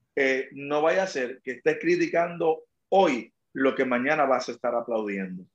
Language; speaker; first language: Spanish; native; Spanish